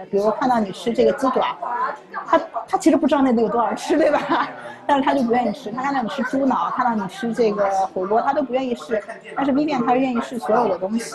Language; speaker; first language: Chinese; native; Chinese